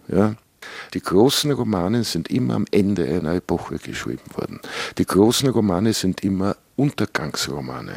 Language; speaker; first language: German; native; German